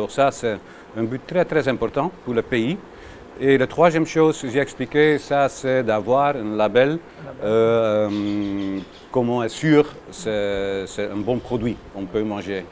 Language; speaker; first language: French; non-native, learner; Dutch